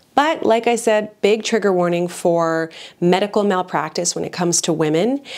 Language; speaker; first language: English; native; English